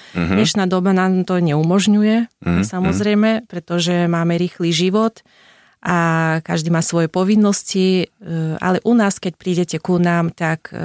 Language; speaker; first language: Slovak; non-native, fluent; Russian